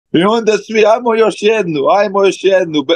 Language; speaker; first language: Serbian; early bilingual, heritage; Slovenian